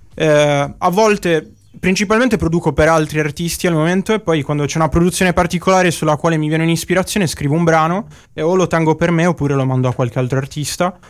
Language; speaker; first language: Italian; native; Italian